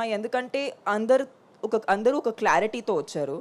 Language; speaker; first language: Telugu; non-native, local second language; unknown